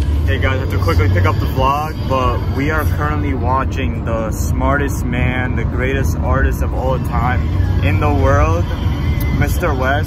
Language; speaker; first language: English; native; English